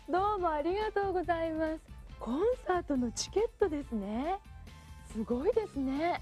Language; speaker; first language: Japanese; non-native, learner; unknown